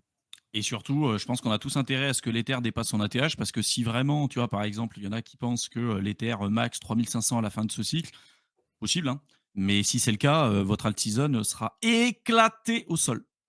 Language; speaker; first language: French; native; French